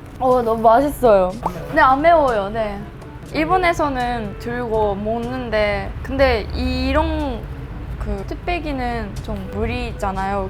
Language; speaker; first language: Korean; early bilingual, heritage; Japanese